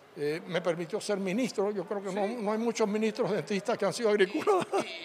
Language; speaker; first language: Spanish; native; Spanish